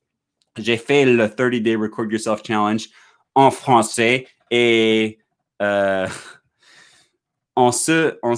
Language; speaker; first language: French; non-native, learner; English